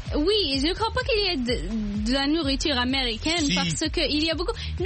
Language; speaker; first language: French; non-native, local second language; Arabic